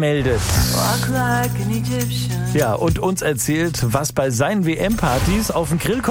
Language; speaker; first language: German; native; German